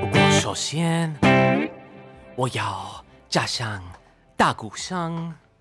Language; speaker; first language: Chinese; non-native, learner; English